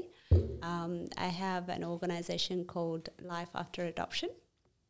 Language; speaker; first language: English; non-native, fluent; Amharic